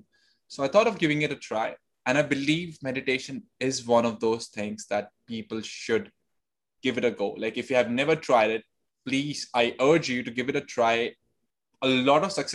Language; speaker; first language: English; non-native, local second language; Hindi